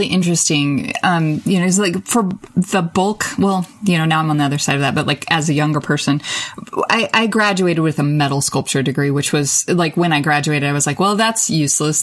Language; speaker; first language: English; native; English